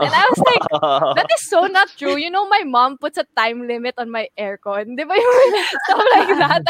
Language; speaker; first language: English; native; English